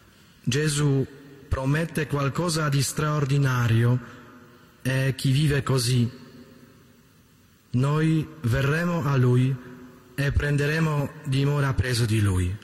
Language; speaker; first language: Italian; native; Italian